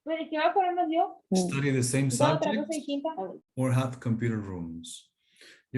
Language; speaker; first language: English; non-native, fluent; Spanish